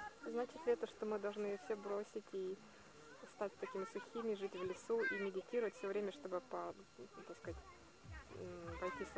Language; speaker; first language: Russian; native; Russian